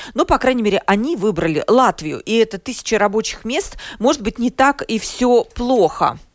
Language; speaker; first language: Russian; native; Russian